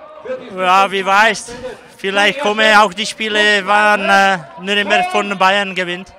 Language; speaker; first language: German; non-native, learner; Czech